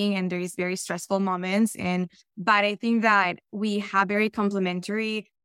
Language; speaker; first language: English; non-native, fluent; Spanish